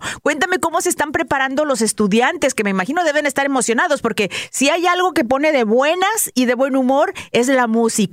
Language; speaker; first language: Spanish; native; Spanish